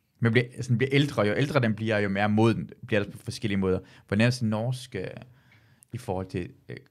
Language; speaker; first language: Danish; early bilingual, other home language; Persian